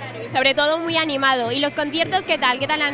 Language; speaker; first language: Spanish; native; Spanish